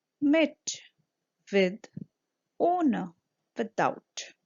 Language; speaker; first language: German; non-native, fluent; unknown